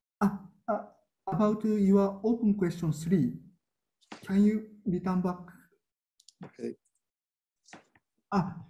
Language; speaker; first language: English; non-native, learner; Japanese